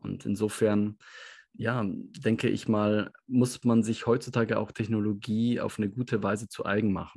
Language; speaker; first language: German; native; German